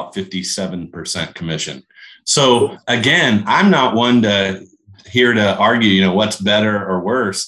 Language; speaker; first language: English; native; English